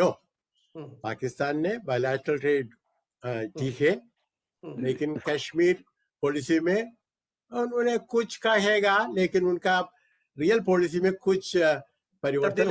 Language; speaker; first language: Hindi; non-native, local second language; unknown